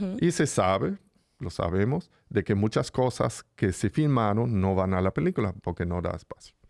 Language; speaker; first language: Spanish; non-native, fluent; German